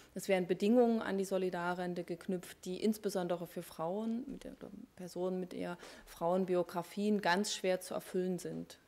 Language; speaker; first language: German; native; German